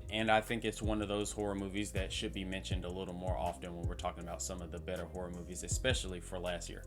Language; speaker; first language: English; native; English